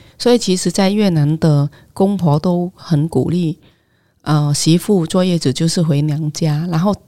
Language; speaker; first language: Chinese; non-native, fluent; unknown